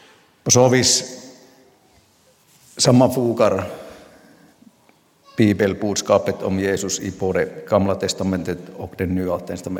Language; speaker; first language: Swedish; non-native, local second language; Finnish